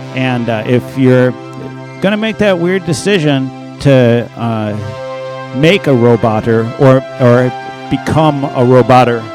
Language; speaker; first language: English; native; English